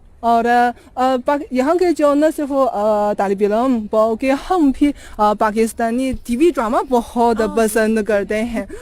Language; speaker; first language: Urdu; non-native, fluent; Chinese